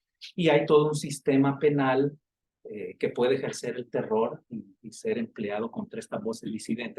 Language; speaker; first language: Spanish; native; Spanish